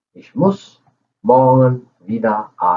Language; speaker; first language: German; non-native, fluent; Urdu